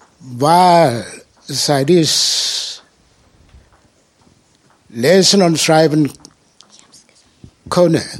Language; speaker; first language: German; non-native, learner; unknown